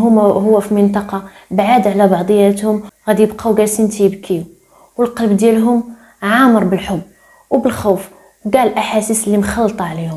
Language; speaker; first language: Arabic; native; Arabic